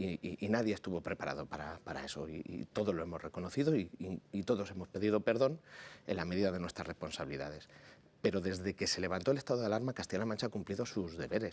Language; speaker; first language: Spanish; native; Spanish